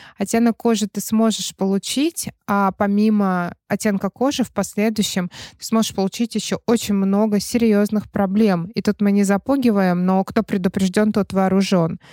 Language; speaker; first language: Russian; native; Russian